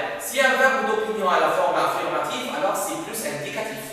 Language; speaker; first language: French; non-native, fluent; Arabic